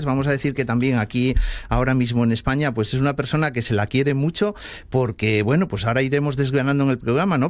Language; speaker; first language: Spanish; native; Spanish